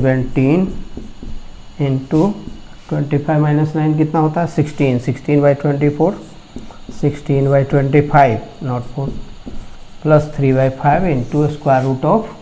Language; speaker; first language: Hindi; native; Hindi